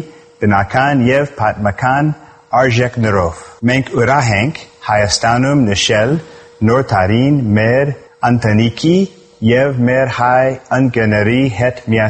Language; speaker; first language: Armenian; non-native, learner; English